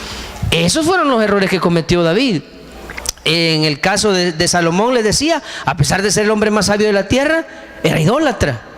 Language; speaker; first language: Spanish; native; Spanish